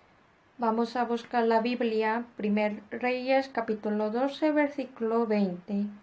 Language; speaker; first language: Spanish; non-native, fluent; Korean